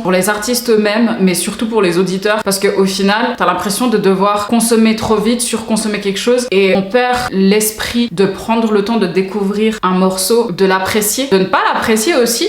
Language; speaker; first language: French; native; French